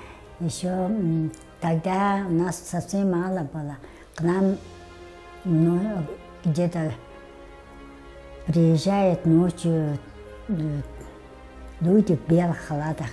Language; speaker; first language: Russian; non-native, local second language; Tuvinian